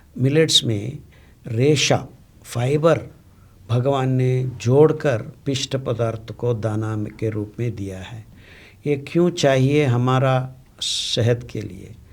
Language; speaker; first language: Hindi; non-native, local second language; Telugu